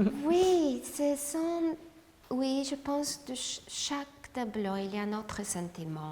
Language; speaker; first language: French; non-native, fluent; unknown